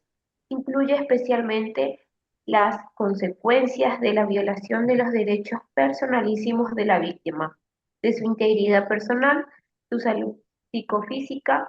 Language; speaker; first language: Spanish; native; Spanish